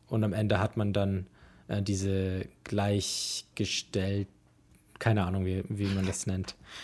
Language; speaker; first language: German; non-native, fluent; English